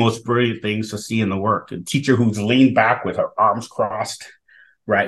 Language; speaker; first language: English; native; English